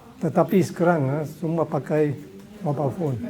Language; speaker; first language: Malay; non-native, local second language; Cantonese